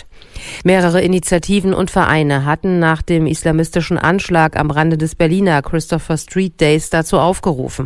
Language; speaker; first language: German; native; German